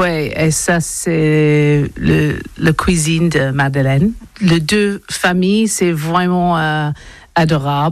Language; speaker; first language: French; non-native, learner; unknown